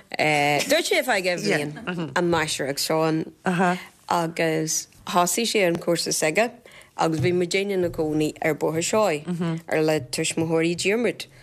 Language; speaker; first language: Irish; non-native, fluent; Portuguese